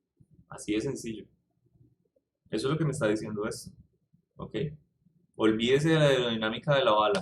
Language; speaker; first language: Spanish; native; Spanish